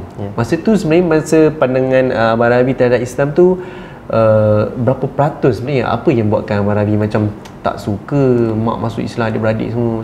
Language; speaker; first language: Malay; native; Malay